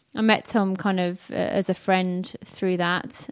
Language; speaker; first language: English; native; English